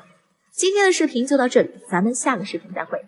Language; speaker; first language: Chinese; native; Chinese